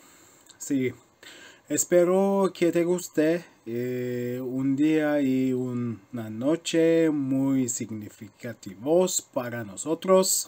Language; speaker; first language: Spanish; non-native, learner; Turkish